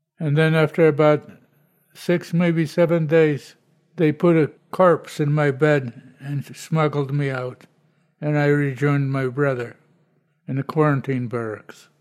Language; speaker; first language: English; non-native, fluent; Polish